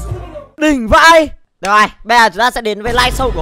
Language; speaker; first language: Vietnamese; native; Vietnamese